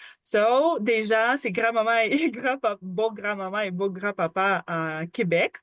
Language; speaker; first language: French; non-native, learner; Ukrainian